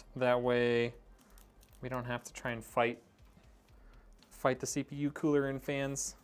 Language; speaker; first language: English; native; English